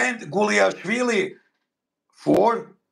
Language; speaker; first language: English; non-native, learner; Bosnian